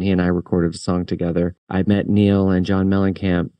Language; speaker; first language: English; native; English